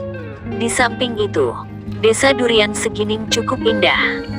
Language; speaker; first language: Indonesian; native; Indonesian